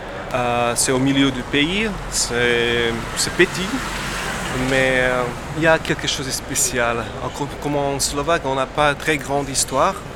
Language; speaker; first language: French; non-native, fluent; Slovak